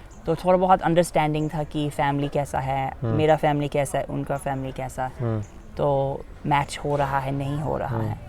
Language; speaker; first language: Hindi; non-native, fluent; English